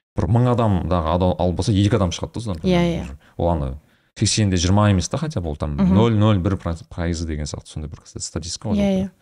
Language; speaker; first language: Kazakh; native; Kazakh